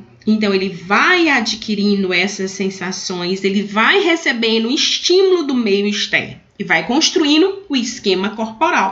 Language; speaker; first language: Portuguese; native; Portuguese